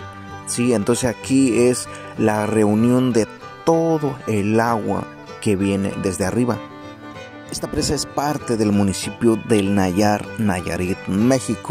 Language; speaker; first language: Spanish; native; Spanish